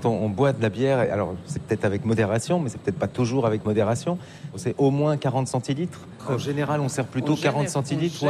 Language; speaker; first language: French; native; French